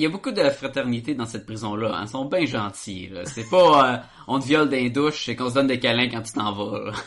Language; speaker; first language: French; native; French